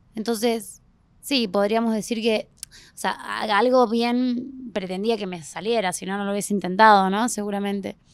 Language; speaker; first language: Spanish; native; Spanish